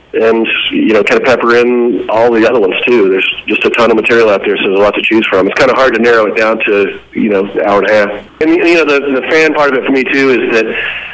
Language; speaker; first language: English; native; English